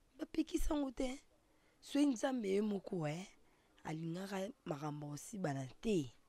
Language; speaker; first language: Lingala; non-native, local second language; Swahili